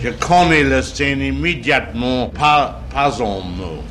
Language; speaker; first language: French; non-native, learner; English